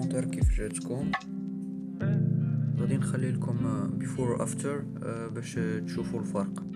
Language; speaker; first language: Arabic; native; Arabic